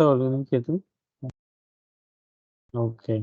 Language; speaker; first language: Spanish; native; Spanish